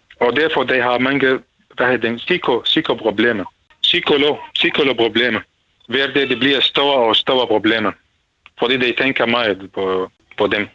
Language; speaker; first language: Danish; non-native, learner; Arabic